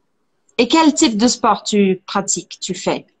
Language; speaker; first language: French; non-native, fluent; Portuguese